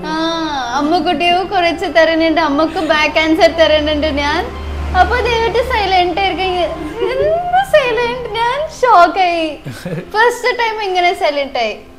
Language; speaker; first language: Malayalam; non-native, learner; Tamil